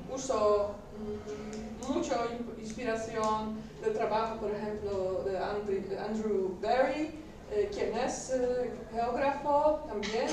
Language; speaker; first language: Spanish; non-native, learner; Polish